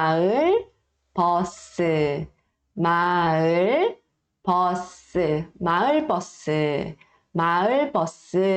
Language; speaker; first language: Korean; early bilingual, heritage; Korean